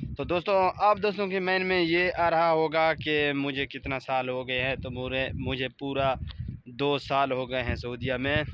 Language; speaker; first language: Urdu; non-native, local second language; Baluchi